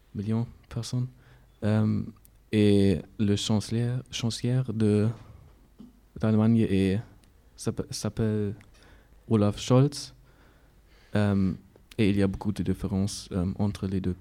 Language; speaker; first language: French; non-native, learner; German